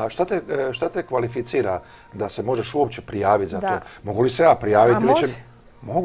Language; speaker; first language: Croatian; native; Croatian